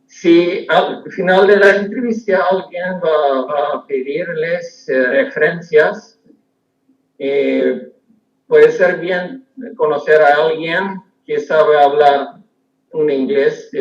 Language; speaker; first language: Spanish; non-native, fluent; Swedish